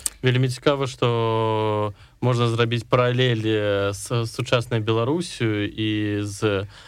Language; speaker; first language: Belarusian; non-native, local second language; Russian